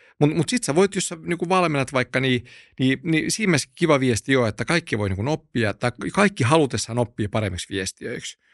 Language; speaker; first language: Finnish; non-native, local second language; Swedish